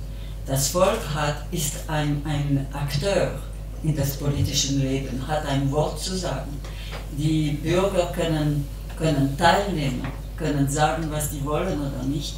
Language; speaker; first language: German; non-native, local second language; French